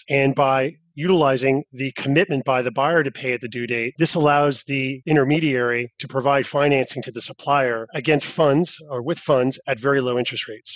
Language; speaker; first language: English; native; English